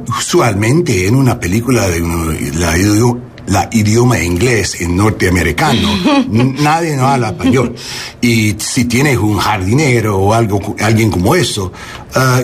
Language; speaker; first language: Spanish; non-native, learner; English